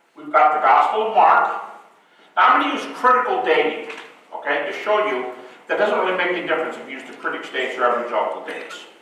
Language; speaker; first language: English; native; English